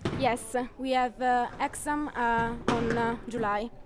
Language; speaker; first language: English; non-native, learner; Italian